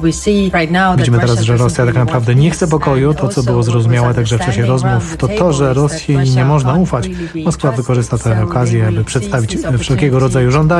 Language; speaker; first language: Polish; native; Polish